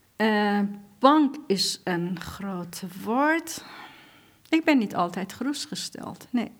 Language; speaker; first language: Dutch; non-native, fluent; Persian